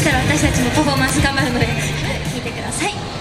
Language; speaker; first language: Japanese; native; Japanese